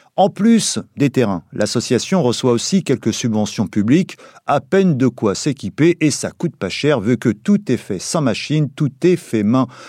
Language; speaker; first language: French; native; French